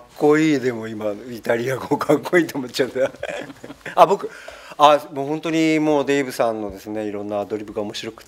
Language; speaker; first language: Japanese; native; Japanese